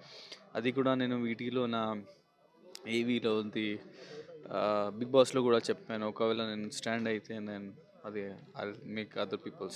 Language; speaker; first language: Telugu; non-native, local second language; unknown